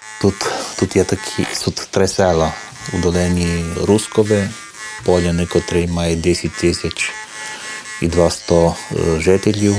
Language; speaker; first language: Ukrainian; early bilingual, heritage; Ukrainian